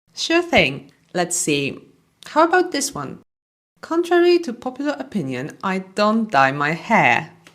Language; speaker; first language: English; non-native, fluent; Polish